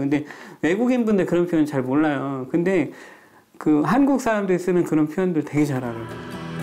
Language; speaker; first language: Korean; native; Korean